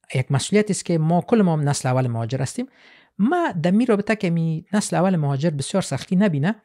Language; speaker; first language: Persian; native; Persian